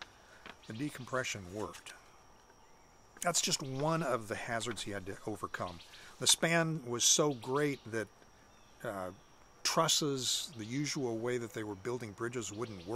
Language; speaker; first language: English; native; English